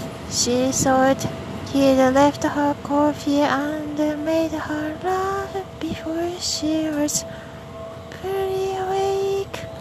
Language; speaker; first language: English; non-native, fluent; Japanese